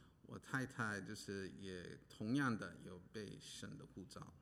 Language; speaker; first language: Chinese; non-native, fluent; English